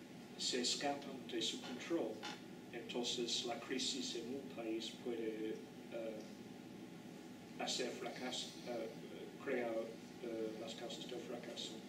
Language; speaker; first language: Spanish; non-native, fluent; English